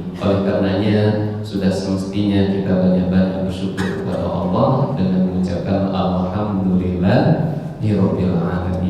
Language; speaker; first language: Malay; native; Malay